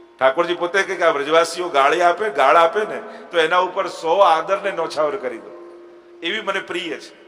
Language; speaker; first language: Gujarati; non-native, local second language; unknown